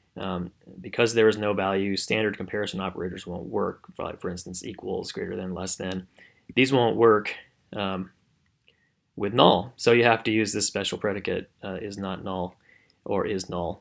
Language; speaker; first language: English; native; English